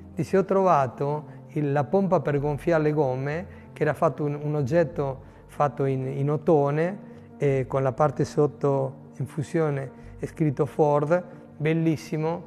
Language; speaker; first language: Italian; non-native, fluent; Spanish